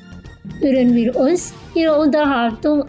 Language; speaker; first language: German; non-native, fluent; Indonesian